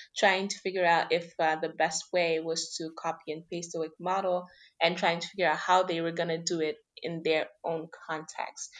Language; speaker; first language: English; non-native, fluent; French